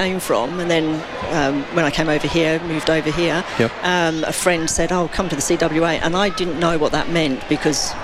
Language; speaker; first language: English; native; English